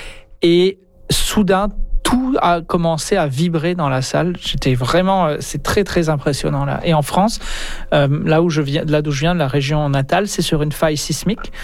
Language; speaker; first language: French; early bilingual, other home language; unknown